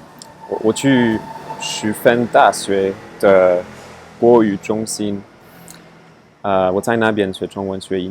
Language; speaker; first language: Chinese; non-native, fluent; French